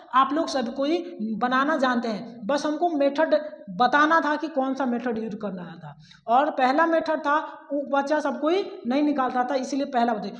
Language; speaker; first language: Hindi; native; Hindi